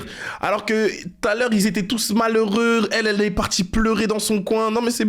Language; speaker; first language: French; native; French